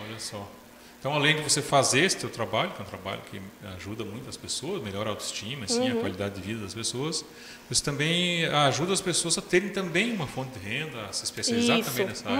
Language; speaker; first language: Portuguese; native; Portuguese